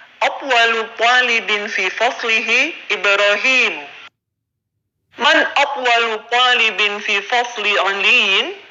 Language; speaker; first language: Arabic; non-native, fluent; Indonesian